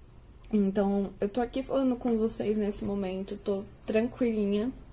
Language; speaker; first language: Portuguese; native; Portuguese